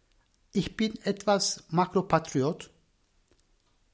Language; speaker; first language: German; non-native, learner; Turkish